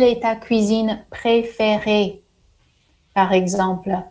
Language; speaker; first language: French; non-native, fluent; English